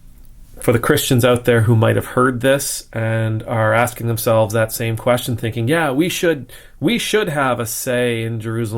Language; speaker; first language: English; native; English